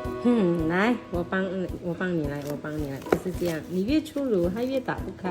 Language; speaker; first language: Chinese; native; Chinese